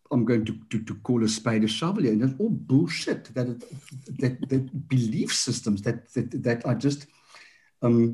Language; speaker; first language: English; non-native, local second language; Afrikaans